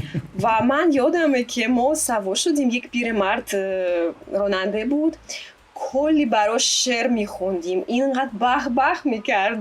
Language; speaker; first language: Persian; non-native, fluent; Russian